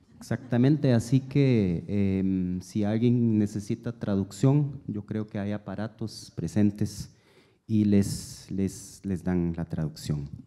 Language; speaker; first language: Spanish; non-native, fluent; German